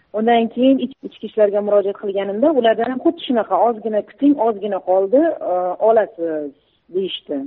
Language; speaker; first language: Uzbek; early bilingual, heritage; Uzbek